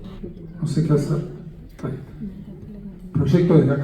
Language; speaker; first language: Spanish; native; Spanish